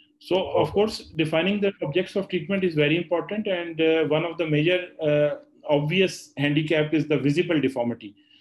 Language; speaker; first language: English; non-native, local second language; Urdu